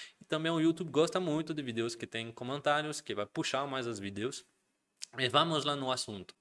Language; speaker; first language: Portuguese; non-native, fluent; French